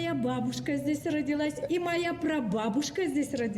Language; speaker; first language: Russian; native; Russian